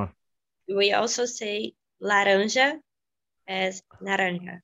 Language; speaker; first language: English; non-native, fluent; Portuguese